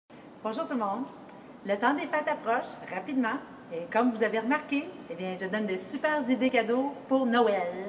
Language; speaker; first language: French; native; French